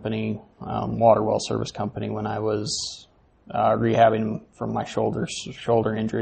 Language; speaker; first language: English; native; English